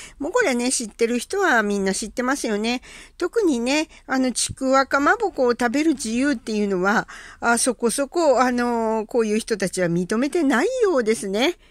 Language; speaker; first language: Japanese; native; Japanese